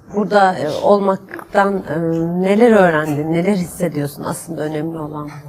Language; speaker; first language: Turkish; native; Turkish